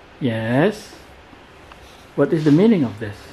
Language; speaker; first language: English; non-native, fluent; Indonesian